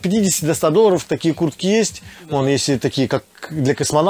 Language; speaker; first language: Russian; native; Russian